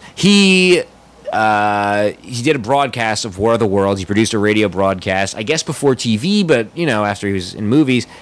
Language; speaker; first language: English; native; English